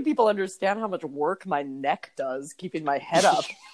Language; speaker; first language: English; native; English